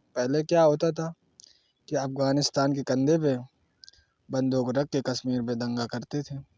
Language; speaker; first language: Hindi; native; Hindi